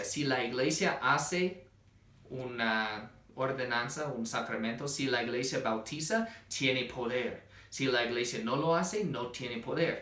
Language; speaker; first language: Spanish; non-native, fluent; English